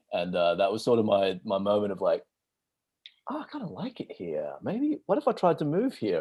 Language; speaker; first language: English; native; English